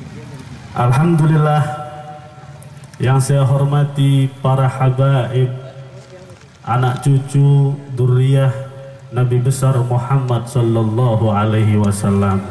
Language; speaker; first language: Indonesian; non-native, local second language; Javanese